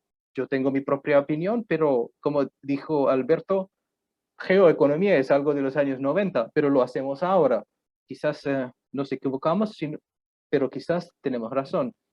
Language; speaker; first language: Spanish; non-native, fluent; Punjabi